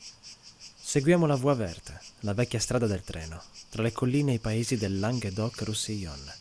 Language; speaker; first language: Italian; native; Italian